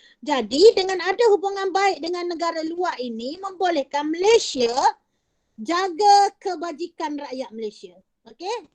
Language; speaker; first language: Malay; native; Malay